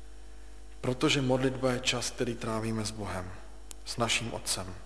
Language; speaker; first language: Czech; native; Czech